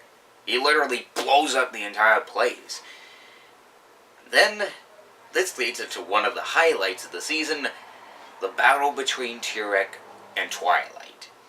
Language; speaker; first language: English; native; English